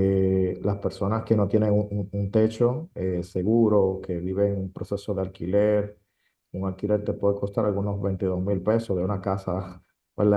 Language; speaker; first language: Spanish; native; Spanish